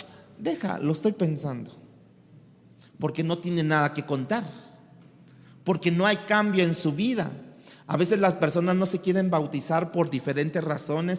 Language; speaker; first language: Spanish; native; Spanish